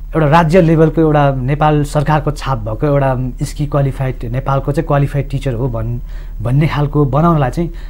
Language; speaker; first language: Nepali; non-native, local second language; Sherpa